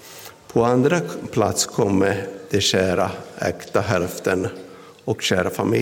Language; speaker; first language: Swedish; non-native, local second language; Finnish